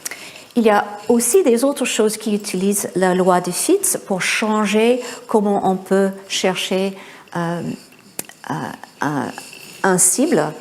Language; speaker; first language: French; non-native, fluent; English